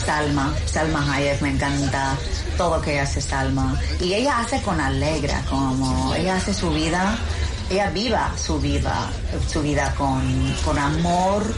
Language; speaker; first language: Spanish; non-native, learner; English